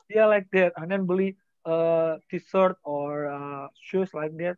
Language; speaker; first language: English; non-native, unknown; Indonesian